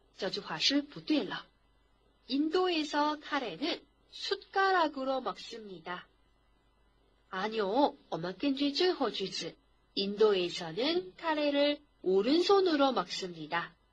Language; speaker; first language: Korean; non-native, fluent; Chinese